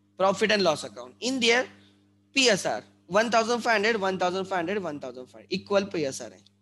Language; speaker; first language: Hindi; non-native, local second language; Marathi